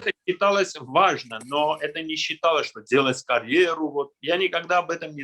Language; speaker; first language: Russian; non-native, local second language; Armenian